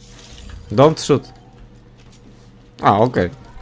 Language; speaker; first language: English; non-native, learner; Polish